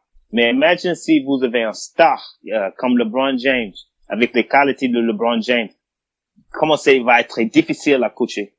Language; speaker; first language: French; non-native, fluent; English